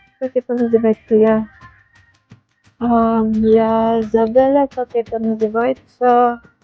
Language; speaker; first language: Russian; non-native, learner; Waray